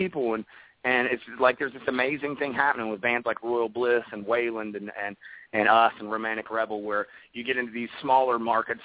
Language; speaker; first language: English; native; English